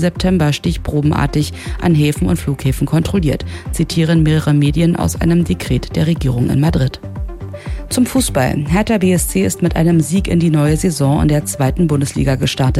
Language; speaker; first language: German; native; German